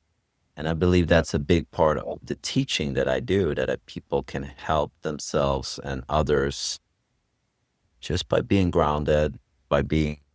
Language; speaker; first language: English; non-native, fluent; Swedish